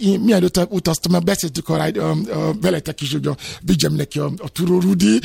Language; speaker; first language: Hungarian; non-native, learner; Yoruba